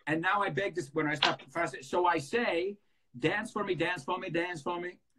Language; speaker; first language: English; native; English